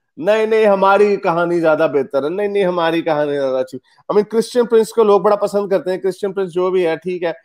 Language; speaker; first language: Urdu; native; Urdu